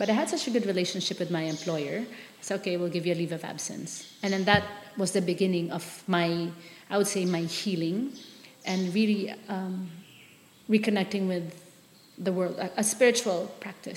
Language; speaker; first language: English; non-native, local second language; Filipino